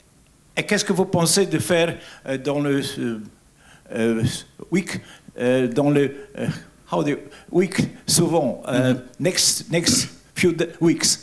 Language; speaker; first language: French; non-native, fluent; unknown